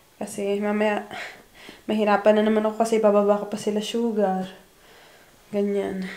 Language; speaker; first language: Filipino; native; Filipino